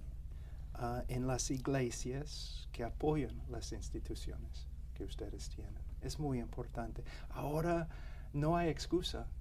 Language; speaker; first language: Spanish; non-native, fluent; English